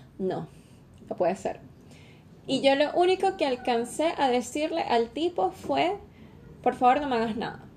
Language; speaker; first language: Spanish; native; Spanish